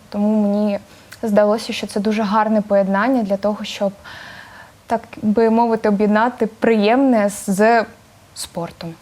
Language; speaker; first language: Ukrainian; native; Ukrainian